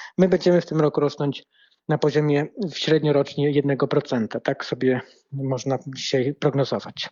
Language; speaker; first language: Polish; native; Polish